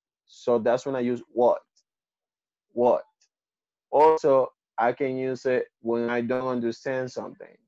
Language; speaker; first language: English; non-native, fluent; Spanish